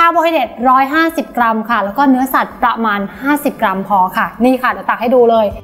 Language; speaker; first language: Thai; native; Thai